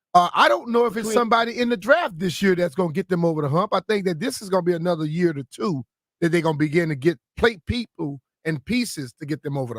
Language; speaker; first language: English; native; English